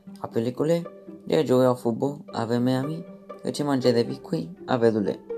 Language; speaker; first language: French; non-native, learner; Romanian